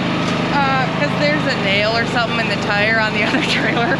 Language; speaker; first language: English; native; English